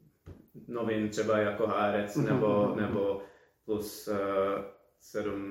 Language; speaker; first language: Czech; non-native, fluent; English